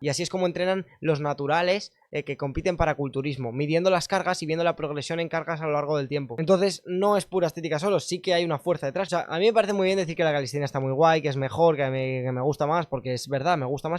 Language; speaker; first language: Spanish; native; Spanish